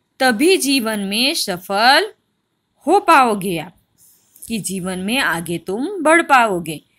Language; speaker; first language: Hindi; non-native, local second language; Gujarati